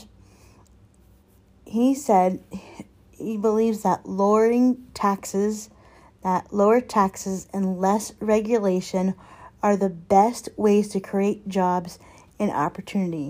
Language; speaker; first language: English; native; English